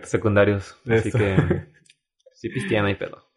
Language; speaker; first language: Spanish; native; Spanish